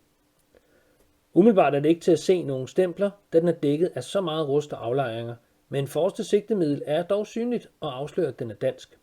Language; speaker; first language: Danish; native; Danish